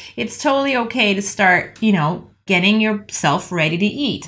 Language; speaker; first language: English; native; English